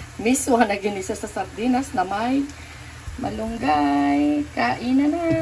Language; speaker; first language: Filipino; non-native, local second language; Cebuano